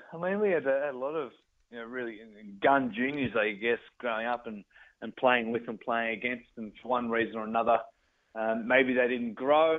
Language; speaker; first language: English; native; English